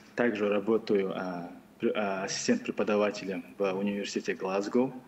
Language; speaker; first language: Russian; non-native, local second language; Kazakh